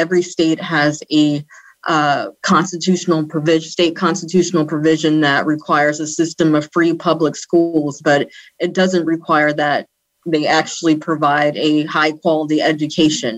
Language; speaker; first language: English; native; English